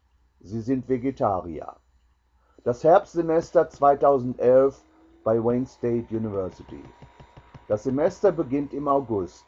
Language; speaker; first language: German; non-native, learner; English